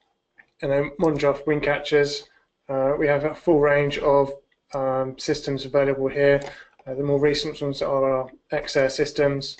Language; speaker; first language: English; native; English